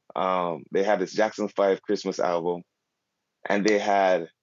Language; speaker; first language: English; native; English